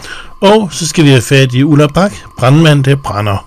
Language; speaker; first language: Danish; native; Danish